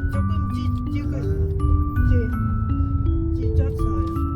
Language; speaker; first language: Korean; non-native, learner; Lao